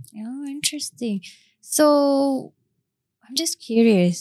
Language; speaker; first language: English; non-native, local second language; Malay